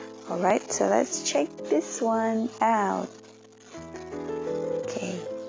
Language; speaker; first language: English; non-native, fluent; Indonesian